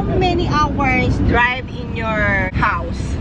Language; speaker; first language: English; non-native, learner; Filipino